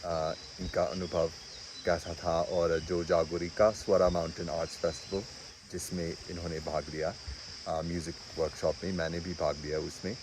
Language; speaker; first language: Hindi; non-native, fluent; English